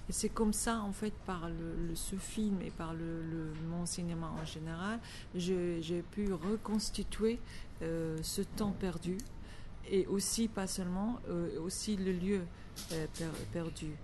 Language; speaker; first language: French; non-native, fluent; Arabic